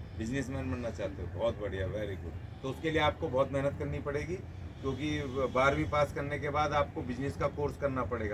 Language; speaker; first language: Hindi; native; Hindi